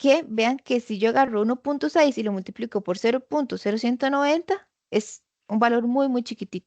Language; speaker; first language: Spanish; native; Spanish